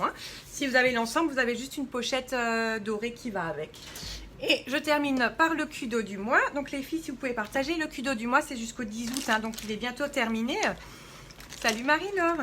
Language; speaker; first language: French; native; French